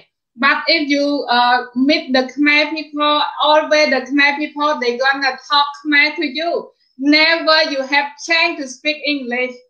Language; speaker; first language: English; non-native, fluent; Khmer